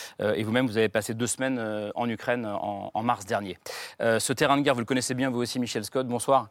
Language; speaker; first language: French; native; French